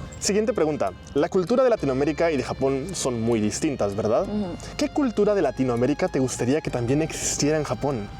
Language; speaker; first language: Spanish; native; Spanish